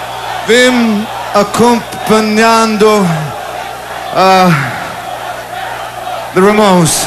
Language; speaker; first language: Portuguese; non-native, learner; English